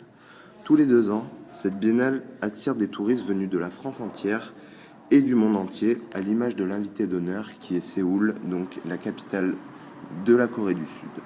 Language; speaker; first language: French; native; French